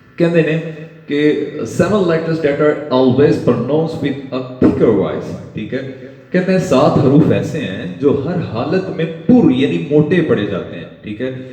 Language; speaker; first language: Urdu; non-native, local second language; Punjabi